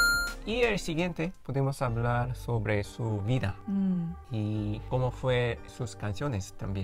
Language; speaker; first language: Spanish; non-native, fluent; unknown